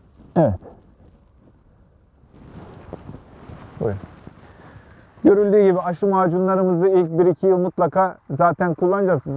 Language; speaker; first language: Turkish; native; Turkish